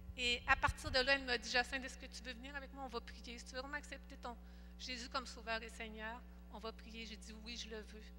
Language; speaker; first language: French; native; French